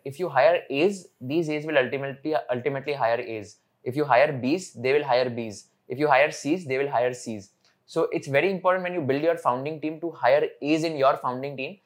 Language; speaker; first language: English; non-native, local second language; Hindi